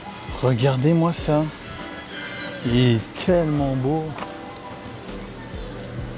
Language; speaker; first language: French; native; French